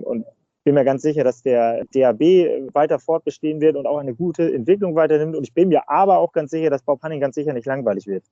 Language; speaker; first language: German; native; German